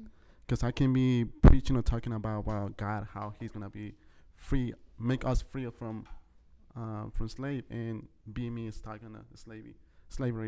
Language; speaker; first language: English; early bilingual, other home language; Spanish